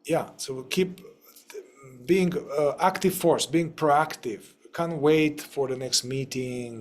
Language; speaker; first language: English; non-native, fluent; Romanian